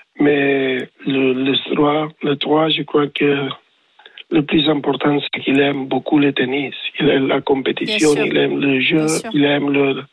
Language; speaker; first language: French; non-native, learner; Spanish